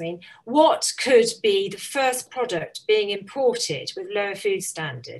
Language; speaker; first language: English; native; English